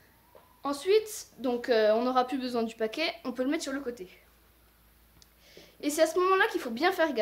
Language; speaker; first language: French; native; French